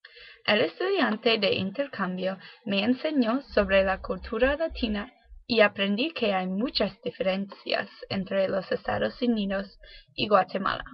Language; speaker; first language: Spanish; non-native, learner; English